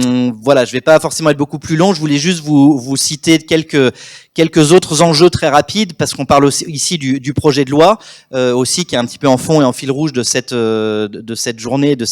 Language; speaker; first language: French; native; French